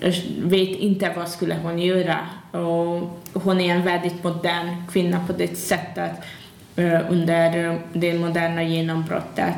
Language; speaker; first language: Swedish; non-native, learner; Hungarian